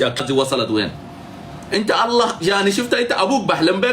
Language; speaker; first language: Arabic; native; Arabic